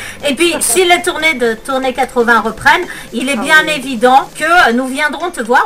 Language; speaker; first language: French; native; French